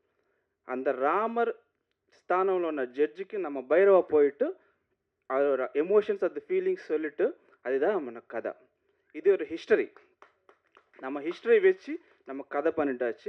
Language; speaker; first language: Tamil; non-native, learner; Telugu